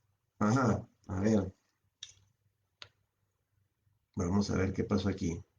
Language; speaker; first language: Spanish; native; Spanish